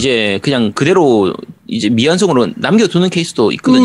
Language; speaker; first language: Korean; native; Korean